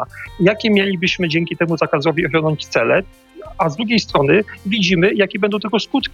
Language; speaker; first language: Polish; native; Polish